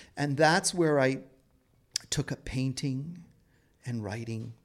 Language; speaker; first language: English; native; English